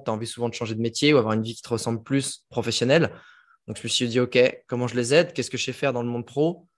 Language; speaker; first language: French; native; French